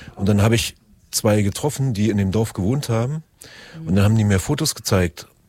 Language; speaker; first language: German; native; German